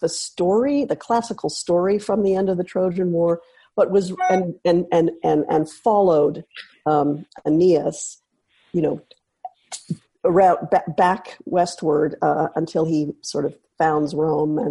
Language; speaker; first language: English; native; English